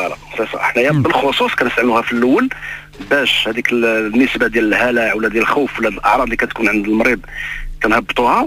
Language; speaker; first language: Arabic; native; Arabic